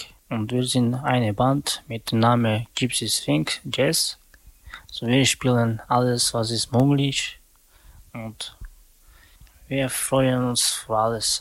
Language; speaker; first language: German; non-native, learner; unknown